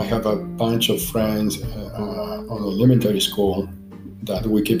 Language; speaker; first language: English; non-native, learner; Spanish